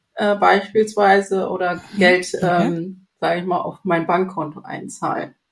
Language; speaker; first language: German; non-native, fluent; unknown